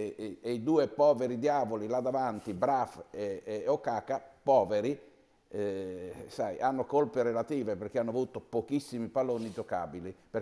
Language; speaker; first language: Italian; native; Italian